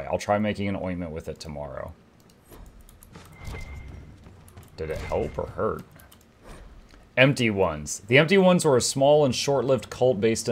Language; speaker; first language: English; native; English